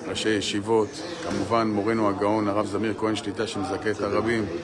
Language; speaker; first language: Hebrew; native; Hebrew